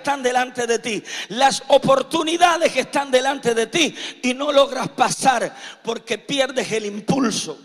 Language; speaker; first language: Spanish; native; Spanish